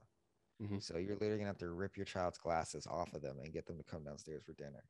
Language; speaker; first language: English; native; English